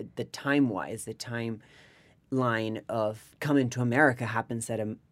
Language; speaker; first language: English; non-native, fluent; Spanish